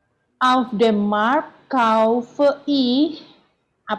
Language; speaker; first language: German; non-native, fluent; Indonesian